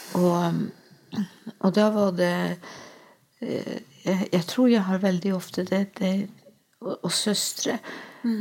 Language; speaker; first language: Norwegian; non-native, local second language; Northern Sami